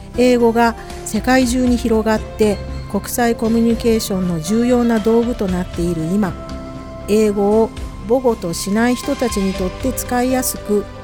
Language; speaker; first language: Japanese; native; Japanese